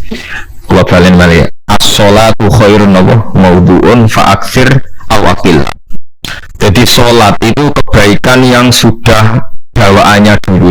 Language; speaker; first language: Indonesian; non-native, local second language; Javanese